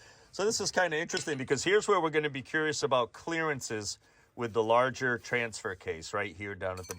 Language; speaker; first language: English; native; English